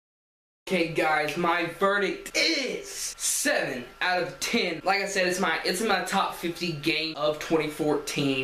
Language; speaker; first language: English; native; English